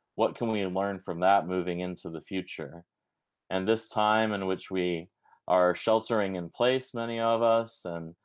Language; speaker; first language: English; native; English